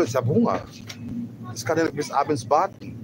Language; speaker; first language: German; non-native, learner; Filipino